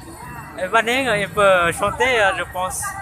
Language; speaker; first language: French; non-native, learner; Hmong